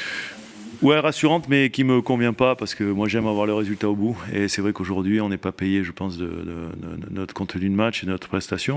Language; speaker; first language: French; native; French